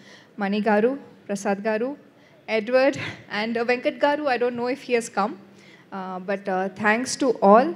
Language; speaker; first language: Telugu; non-native, fluent; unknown